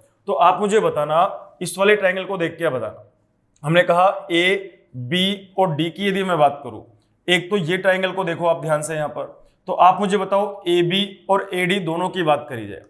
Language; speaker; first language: Hindi; native; Hindi